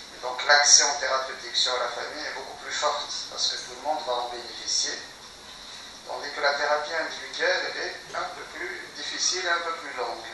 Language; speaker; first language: French; non-native, local second language; Kabyle